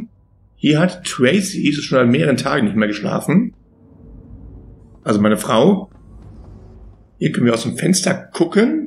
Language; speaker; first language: German; native; German